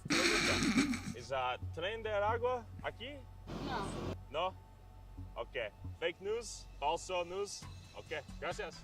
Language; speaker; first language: Spanish; non-native, learner; English